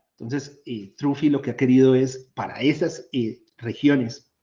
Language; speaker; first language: Spanish; native; Spanish